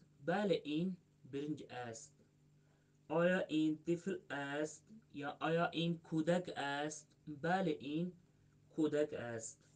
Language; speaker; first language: Persian; non-native, learner; Urdu